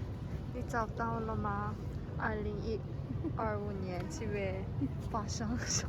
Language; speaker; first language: Chinese; non-native, fluent; Korean